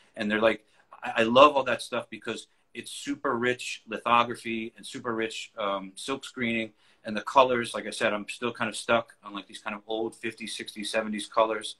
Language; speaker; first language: English; native; English